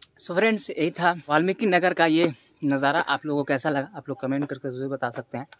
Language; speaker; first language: Hindi; native; Hindi